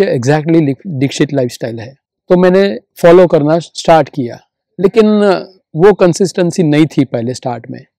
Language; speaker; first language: Hindi; non-native, local second language; Marathi